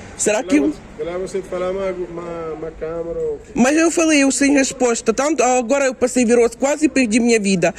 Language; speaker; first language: Portuguese; non-native, learner; Ukrainian